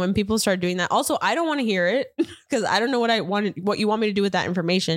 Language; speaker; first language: English; early bilingual, other home language; Spanish